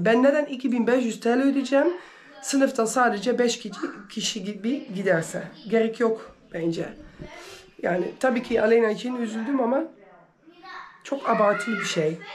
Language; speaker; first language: Turkish; early bilingual, heritage; Turkish